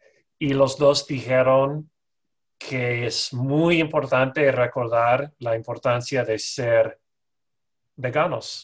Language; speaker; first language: Spanish; non-native, fluent; English